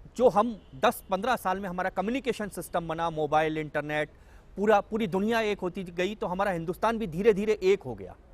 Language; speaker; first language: Hindi; native; Hindi